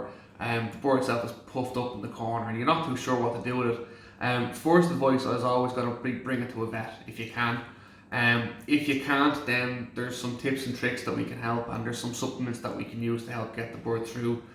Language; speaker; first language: English; native; English